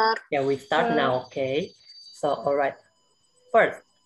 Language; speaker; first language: English; non-native, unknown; Indonesian